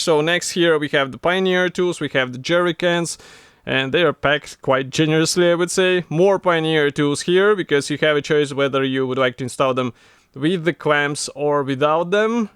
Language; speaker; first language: English; non-native, fluent; Russian